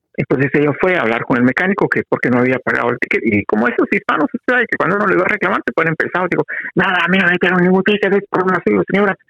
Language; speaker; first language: Spanish; native; Spanish